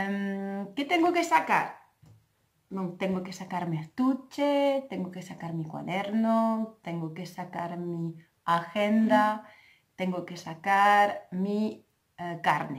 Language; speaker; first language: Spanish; non-native, fluent; French